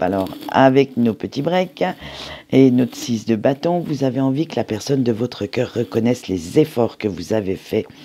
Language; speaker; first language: French; native; French